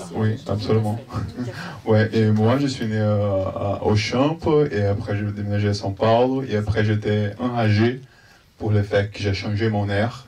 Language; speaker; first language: French; non-native, fluent; Portuguese